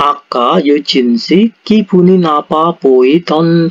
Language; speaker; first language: Korean; non-native, learner; Indonesian